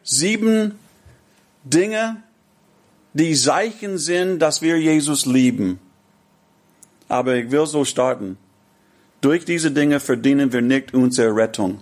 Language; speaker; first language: German; non-native, fluent; English